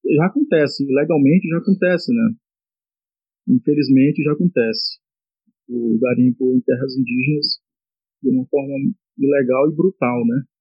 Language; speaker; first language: Portuguese; non-native, local second language; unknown